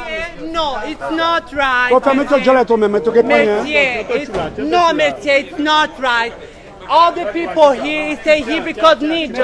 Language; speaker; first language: English; non-native, learner; Spanish